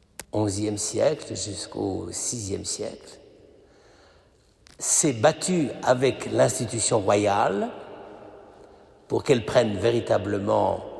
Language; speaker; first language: French; native; French